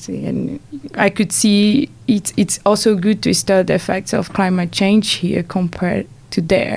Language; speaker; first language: English; non-native, fluent; Portuguese